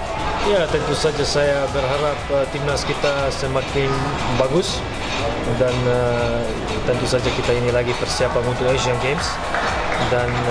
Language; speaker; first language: Indonesian; non-native, fluent; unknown